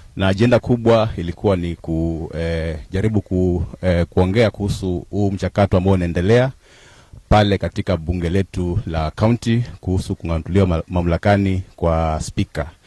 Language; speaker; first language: Swahili; native; Swahili